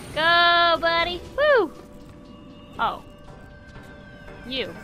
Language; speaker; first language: English; native; English